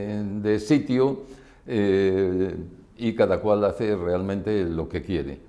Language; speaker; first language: Spanish; native; Spanish